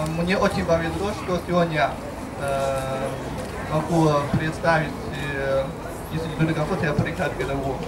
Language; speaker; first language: Russian; non-native, fluent; Chinese